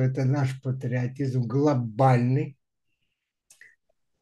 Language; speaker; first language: Russian; native; Russian